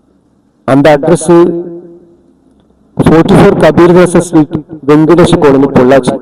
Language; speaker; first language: Tamil; non-native, learner; Malayalam